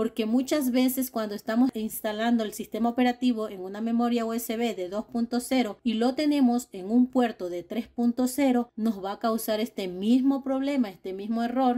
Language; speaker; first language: Spanish; native; Spanish